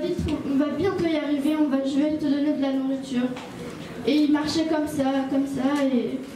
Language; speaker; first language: French; early bilingual, other home language; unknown